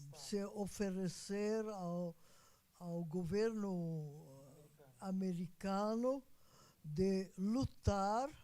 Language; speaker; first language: Portuguese; non-native, fluent; Hungarian